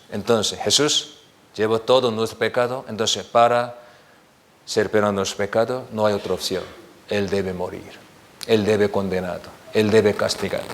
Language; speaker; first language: Spanish; non-native, learner; Korean